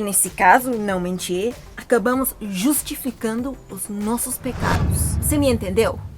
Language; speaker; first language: Portuguese; non-native, fluent; English